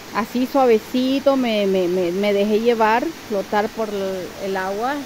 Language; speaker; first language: Spanish; native; Spanish